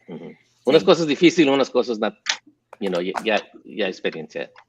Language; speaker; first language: Spanish; early bilingual, heritage; English